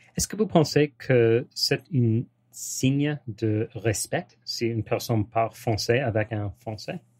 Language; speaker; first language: French; non-native, learner; English